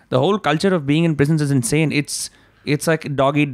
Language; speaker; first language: English; non-native, local second language; Hindi